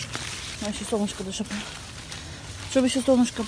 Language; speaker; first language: Russian; native; Russian